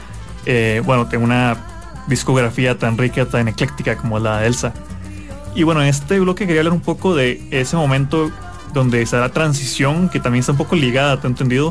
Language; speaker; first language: Spanish; native; Spanish